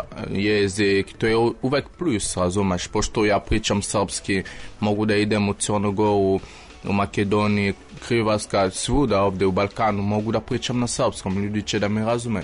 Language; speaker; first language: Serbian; non-native, learner; French